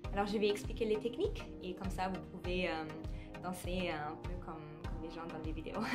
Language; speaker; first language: French; non-native, fluent; German